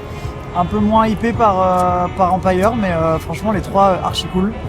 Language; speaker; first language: French; native; French